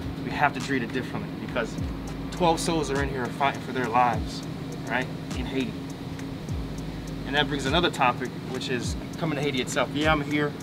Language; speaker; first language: English; native; English